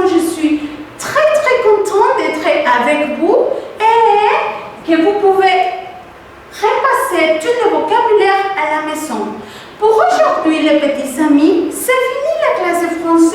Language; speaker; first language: French; non-native, fluent; Spanish